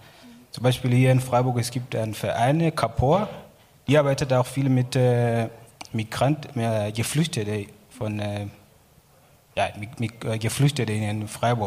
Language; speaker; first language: German; non-native, learner; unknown